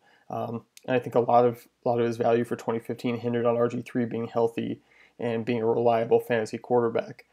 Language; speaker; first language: English; native; English